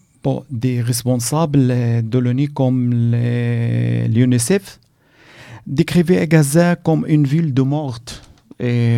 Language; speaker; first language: French; non-native, learner; Arabic